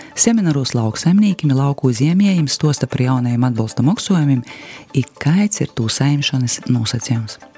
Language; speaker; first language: Latvian; native; Latvian